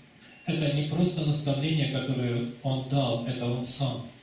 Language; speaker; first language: Russian; native; Russian